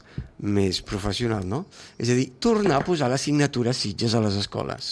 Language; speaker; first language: Catalan; native; Catalan